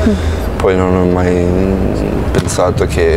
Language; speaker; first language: Italian; non-native, fluent; English